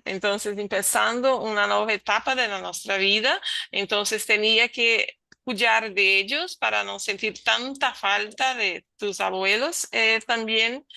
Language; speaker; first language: Spanish; non-native, learner; Portuguese